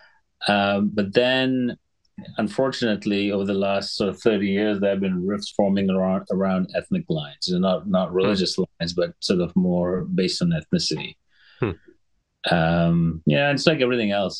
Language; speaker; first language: English; non-native, local second language; Sinhala